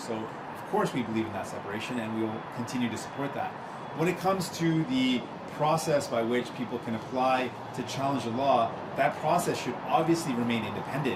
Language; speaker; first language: English; native; English